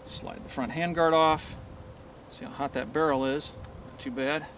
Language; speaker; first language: English; native; English